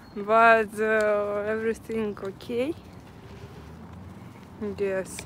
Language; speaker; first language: English; non-native, learner; Russian